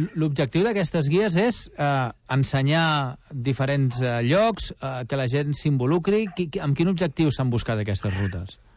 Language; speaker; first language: Catalan; native; Catalan